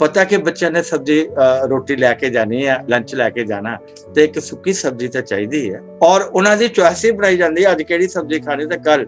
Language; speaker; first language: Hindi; non-native, local second language; Punjabi